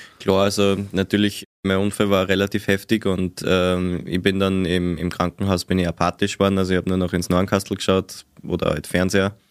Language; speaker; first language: German; native; German